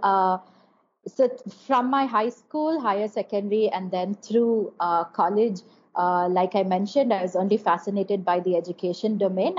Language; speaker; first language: English; non-native, local second language; Tamil